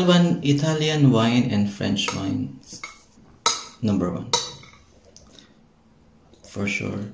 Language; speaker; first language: English; non-native, learner; Filipino